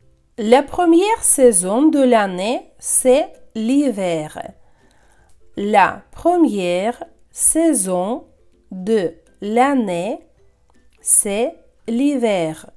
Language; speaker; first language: French; non-native, fluent; Russian